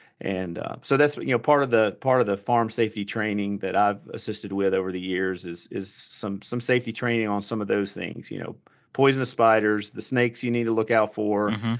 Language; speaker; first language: English; native; English